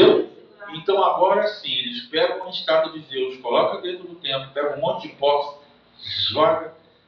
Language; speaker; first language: Portuguese; native; Portuguese